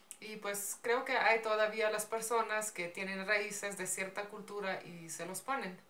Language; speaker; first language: Spanish; non-native, fluent; Slovenian